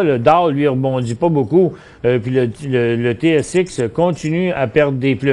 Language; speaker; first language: French; native; French